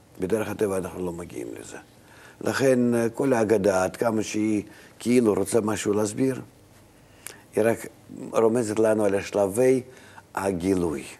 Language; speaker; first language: Hebrew; non-native, fluent; Russian